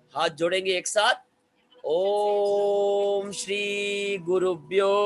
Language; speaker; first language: Hindi; non-native, local second language; Telugu